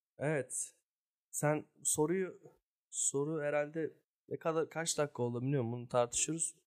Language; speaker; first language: Turkish; early bilingual, heritage; Turkish